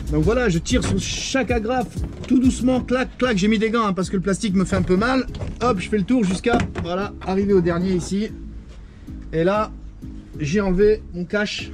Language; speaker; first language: French; native; French